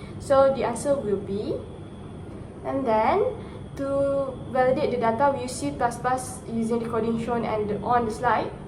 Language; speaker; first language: English; non-native, local second language; Malay